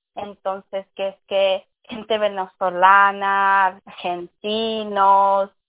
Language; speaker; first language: Spanish; early bilingual, heritage; English